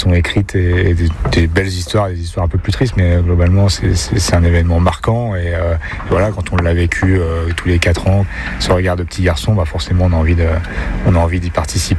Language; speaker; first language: French; native; French